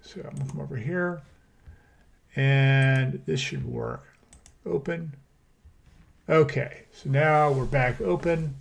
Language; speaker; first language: English; native; English